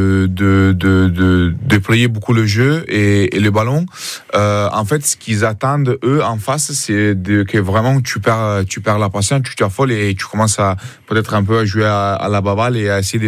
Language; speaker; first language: French; non-native, fluent; Italian